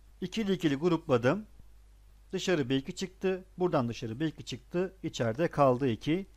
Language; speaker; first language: Turkish; native; Turkish